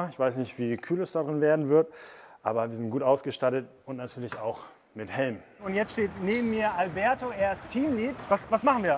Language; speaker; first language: German; native; German